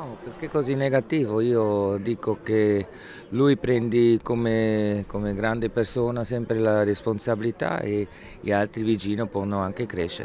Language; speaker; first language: Italian; non-native, local second language; German